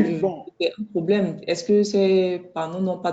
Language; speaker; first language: French; native; French